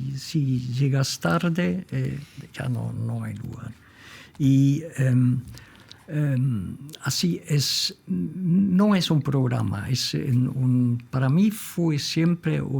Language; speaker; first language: Spanish; non-native, fluent; Dutch